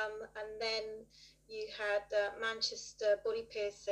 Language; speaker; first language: English; native; English